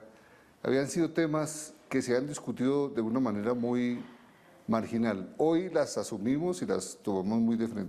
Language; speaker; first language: Spanish; native; Spanish